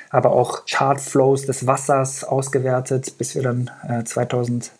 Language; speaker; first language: German; early bilingual, other home language; Persian